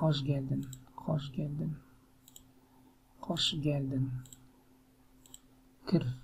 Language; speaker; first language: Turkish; non-native, learner; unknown